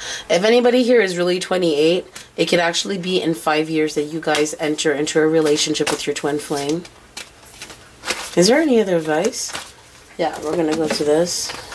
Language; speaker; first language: English; native; English